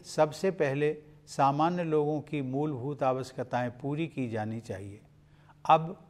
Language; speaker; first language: Hindi; native; Hindi